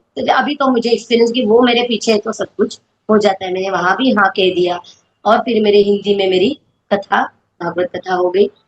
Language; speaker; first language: Hindi; non-native, local second language; Marathi